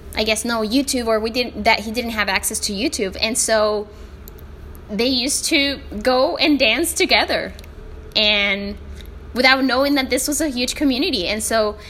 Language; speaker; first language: English; non-native, fluent; Spanish